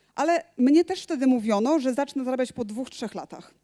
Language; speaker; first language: Polish; native; Polish